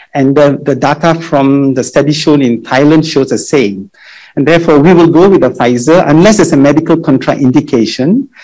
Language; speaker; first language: English; non-native, local second language; Malay